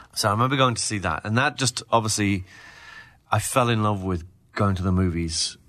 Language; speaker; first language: English; native; English